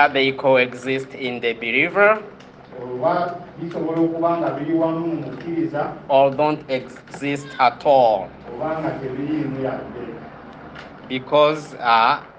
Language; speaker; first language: English; non-native, local second language; Kinyarwanda